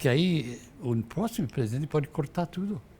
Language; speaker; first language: Portuguese; non-native, fluent; English